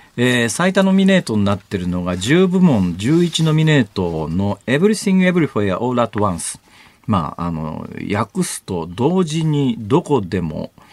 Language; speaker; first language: Japanese; native; Japanese